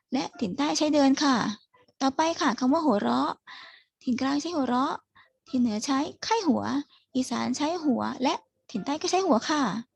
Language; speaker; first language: Thai; native; Thai